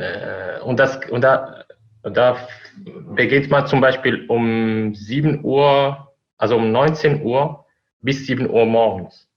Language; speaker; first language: German; non-native, fluent; Arabic